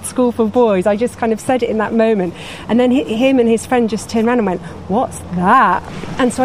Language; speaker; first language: English; native; English